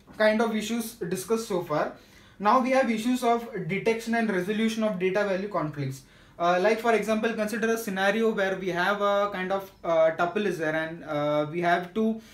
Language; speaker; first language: English; non-native, local second language; Marathi